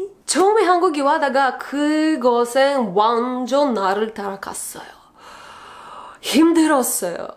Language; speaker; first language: Korean; non-native, learner; Russian